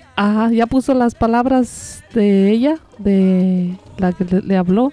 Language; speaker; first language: Spanish; native; Spanish